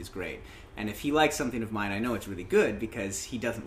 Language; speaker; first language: English; native; English